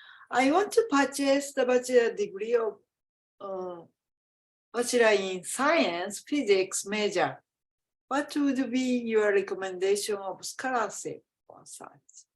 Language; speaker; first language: English; non-native, fluent; Japanese